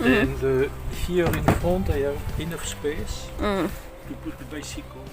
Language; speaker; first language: English; non-native, fluent; French